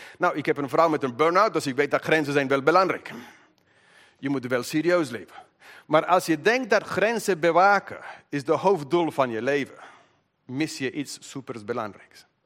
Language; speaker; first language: Dutch; non-native, fluent; English